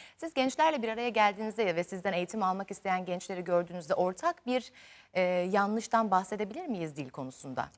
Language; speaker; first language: Turkish; native; Turkish